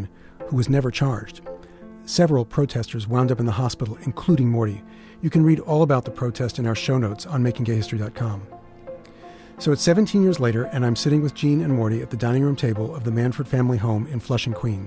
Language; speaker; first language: English; native; English